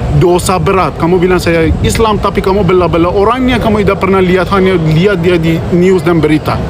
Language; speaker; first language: Indonesian; non-native, fluent; Persian